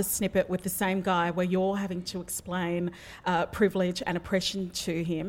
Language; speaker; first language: English; native; English